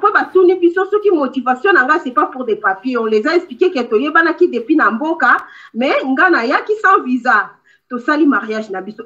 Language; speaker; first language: French; non-native, local second language; Lingala